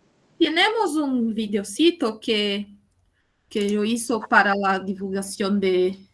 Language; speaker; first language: Spanish; non-native, learner; Portuguese